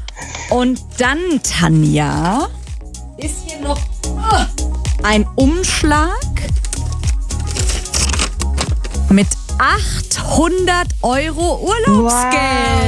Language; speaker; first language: German; native; German